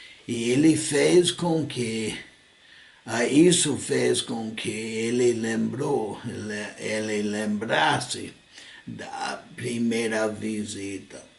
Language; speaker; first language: Portuguese; non-native, fluent; English